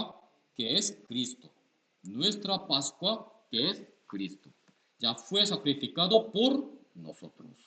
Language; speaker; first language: Spanish; non-native, learner; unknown